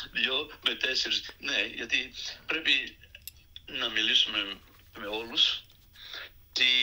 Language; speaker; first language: Greek; early bilingual, heritage; Greek